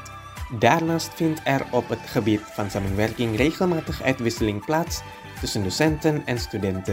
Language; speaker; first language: Dutch; non-native, fluent; Indonesian